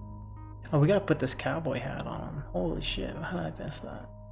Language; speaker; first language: English; native; English